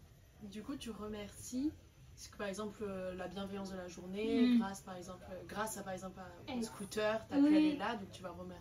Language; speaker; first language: French; native; French